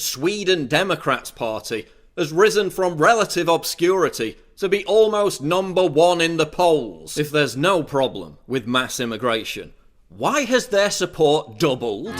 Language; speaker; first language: English; native; English